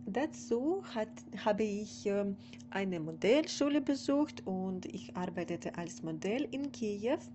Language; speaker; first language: German; non-native, learner; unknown